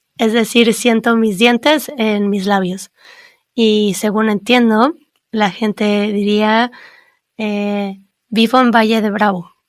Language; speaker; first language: Spanish; native; Spanish